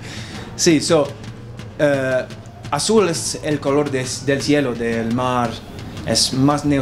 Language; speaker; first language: Spanish; non-native, learner; English